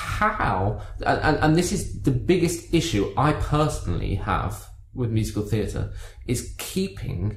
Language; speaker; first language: English; native; English